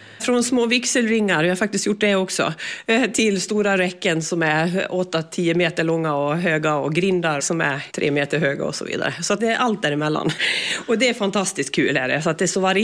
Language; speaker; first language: Swedish; native; Swedish